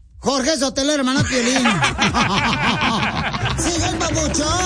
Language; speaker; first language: Spanish; native; Spanish